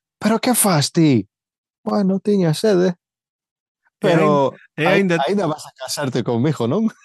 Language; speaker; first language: Galician; early bilingual, heritage; Galician